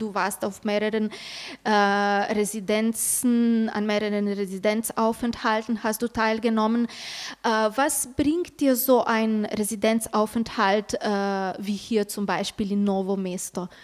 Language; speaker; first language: German; non-native, fluent; Slovenian